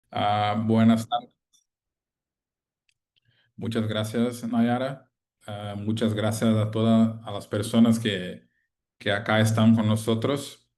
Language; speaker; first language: Spanish; non-native, fluent; Portuguese